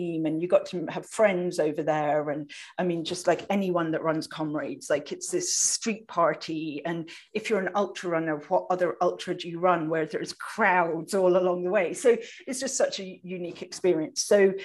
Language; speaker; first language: English; native; English